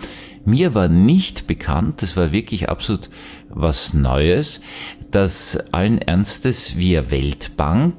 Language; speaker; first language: German; native; German